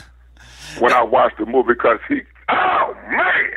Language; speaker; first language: English; native; English